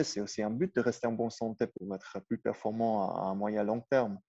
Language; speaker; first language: French; non-native, local second language; German